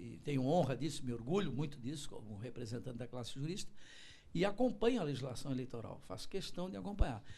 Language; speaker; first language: Portuguese; non-native, local second language; German